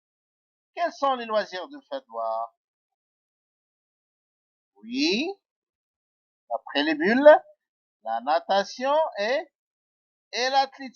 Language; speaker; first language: French; non-native, local second language; Arabic